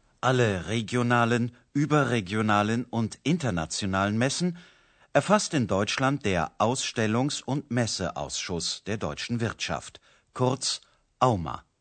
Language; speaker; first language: German; native; German